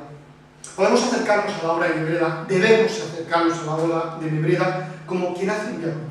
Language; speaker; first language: Spanish; native; Spanish